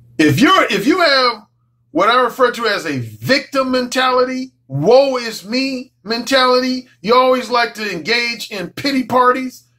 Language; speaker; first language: English; native; English